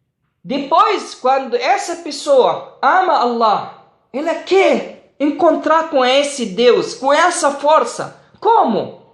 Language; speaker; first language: Portuguese; non-native, fluent; Arabic